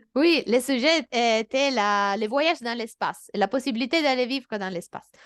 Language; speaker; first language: French; non-native, fluent; Italian